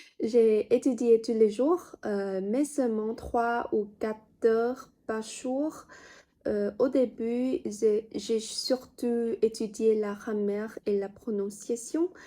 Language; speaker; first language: French; non-native, fluent; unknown